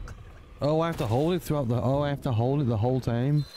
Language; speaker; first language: English; native; English